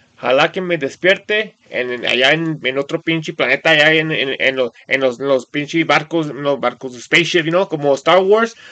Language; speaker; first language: Spanish; early bilingual, heritage; Spanish